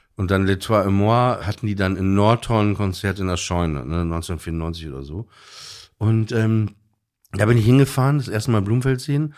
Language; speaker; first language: German; native; German